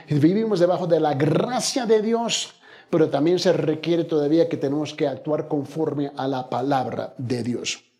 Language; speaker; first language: Spanish; early bilingual, heritage; Spanish